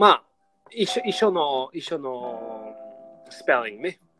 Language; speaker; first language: Japanese; non-native, learner; English